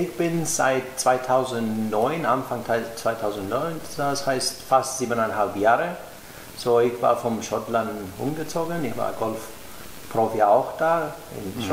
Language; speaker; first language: German; non-native, fluent; Greek